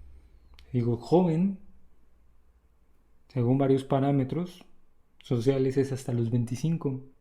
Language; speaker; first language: Spanish; native; Spanish